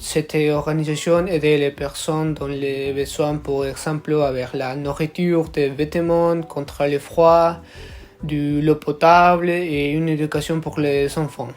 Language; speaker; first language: French; non-native, learner; Spanish